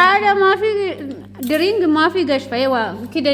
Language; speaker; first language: Arabic; non-native, learner; Amharic